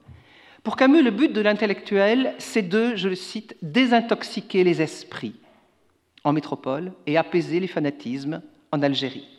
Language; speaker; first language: French; native; French